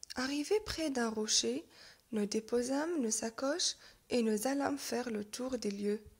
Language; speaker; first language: French; non-native, local second language; Arabic